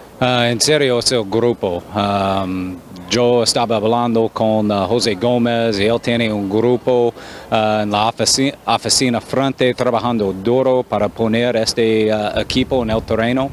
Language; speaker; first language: Spanish; non-native, fluent; English